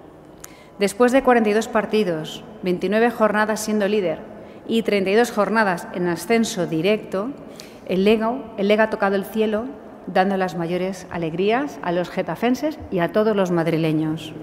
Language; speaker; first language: Spanish; native; Spanish